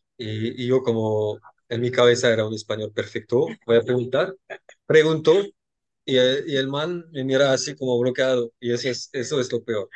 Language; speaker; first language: Spanish; non-native, fluent; French